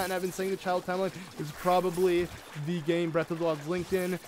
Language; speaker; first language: English; native; English